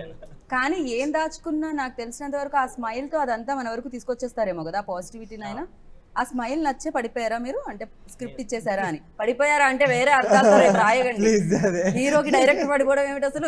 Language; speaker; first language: Telugu; native; Telugu